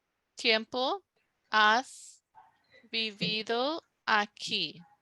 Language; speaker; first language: Spanish; non-native, fluent; English